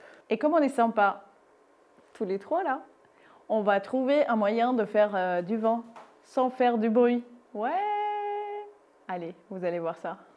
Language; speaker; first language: French; native; French